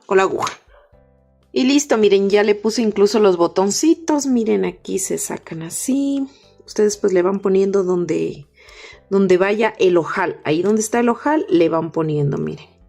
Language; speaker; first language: Spanish; native; Spanish